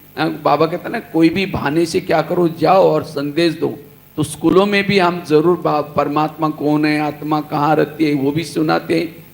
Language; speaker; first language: Hindi; non-native, local second language; Marathi